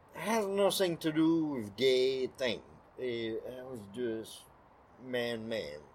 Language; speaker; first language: English; non-native, learner; French